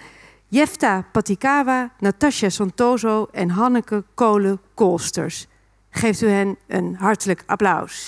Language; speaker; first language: Dutch; native; Dutch